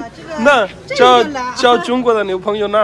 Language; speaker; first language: Chinese; non-native, learner; Urdu